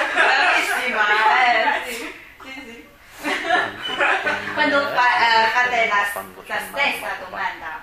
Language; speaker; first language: Italian; non-native, learner; Chinese